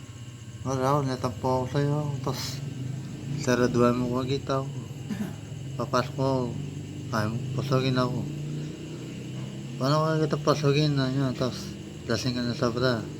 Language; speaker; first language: Filipino; non-native, local second language; Cebuano